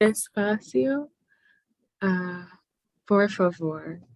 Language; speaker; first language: Spanish; non-native, learner; English